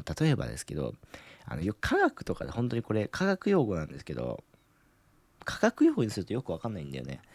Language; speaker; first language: Japanese; native; Japanese